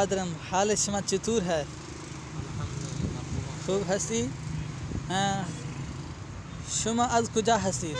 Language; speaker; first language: Persian; non-native, fluent; Urdu